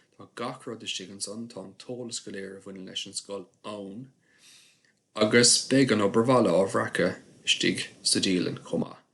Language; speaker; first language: Irish; native; Irish